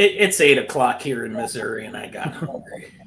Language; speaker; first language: English; native; English